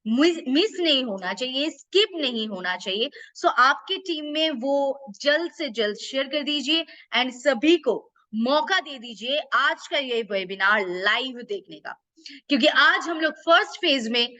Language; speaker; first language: Hindi; native; Hindi